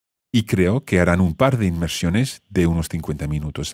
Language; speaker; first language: Spanish; non-native, fluent; English